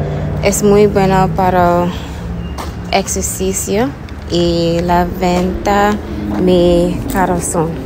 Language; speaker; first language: Spanish; non-native, learner; English